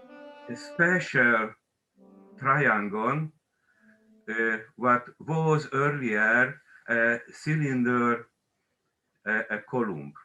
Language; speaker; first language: English; non-native, learner; Hungarian